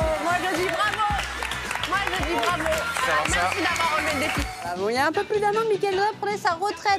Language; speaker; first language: French; native; French